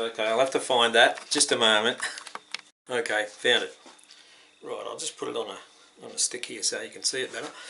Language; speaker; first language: English; native; English